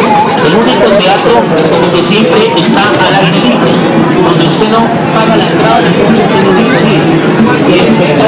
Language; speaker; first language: Spanish; native; Spanish